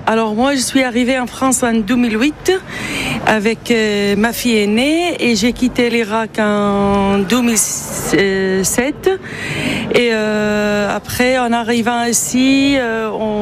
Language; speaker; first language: French; non-native, fluent; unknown